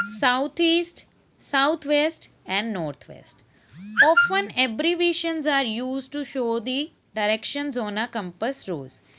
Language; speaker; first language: Hindi; native; Hindi